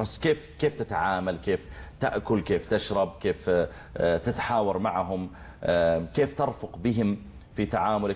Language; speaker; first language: Arabic; native; Arabic